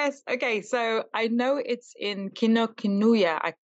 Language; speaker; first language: English; native; English